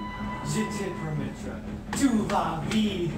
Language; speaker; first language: French; non-native, learner; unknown